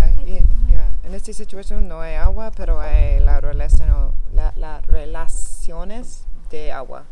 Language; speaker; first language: Spanish; non-native, learner; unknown